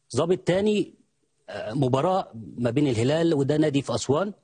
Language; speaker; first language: Arabic; native; Arabic